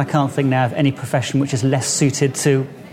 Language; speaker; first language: English; native; English